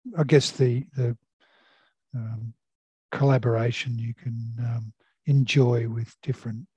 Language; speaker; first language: English; native; English